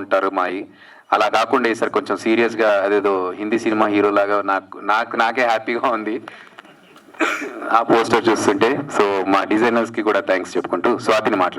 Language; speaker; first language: Telugu; native; Telugu